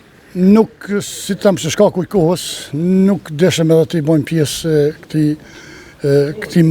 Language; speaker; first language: Albanian; native; Albanian